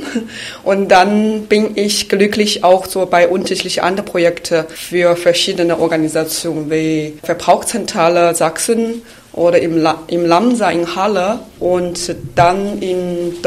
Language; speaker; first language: German; non-native, fluent; Chinese